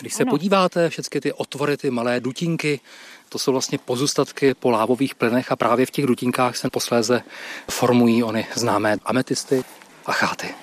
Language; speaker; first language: Czech; native; Czech